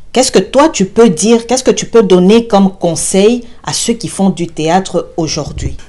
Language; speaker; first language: French; non-native, local second language; Lingala